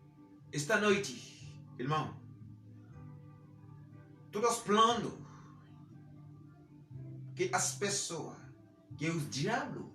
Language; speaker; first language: Portuguese; non-native, learner; Haitian Creole